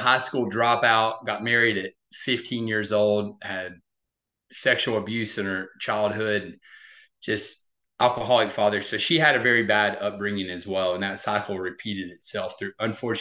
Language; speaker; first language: English; native; English